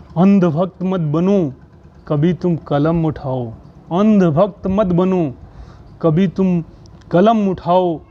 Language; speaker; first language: Hindi; native; Hindi